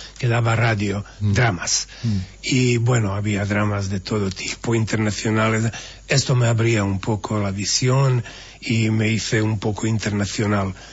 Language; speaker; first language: Spanish; non-native, fluent; Bosnian